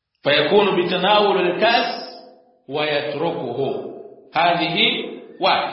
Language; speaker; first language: Arabic; non-native, fluent; Swahili